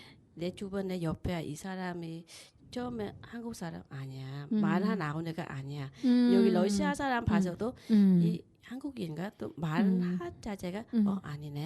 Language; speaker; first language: Korean; non-native, learner; Vietnamese